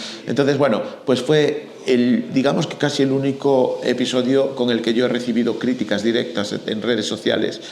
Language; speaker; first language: Spanish; native; Spanish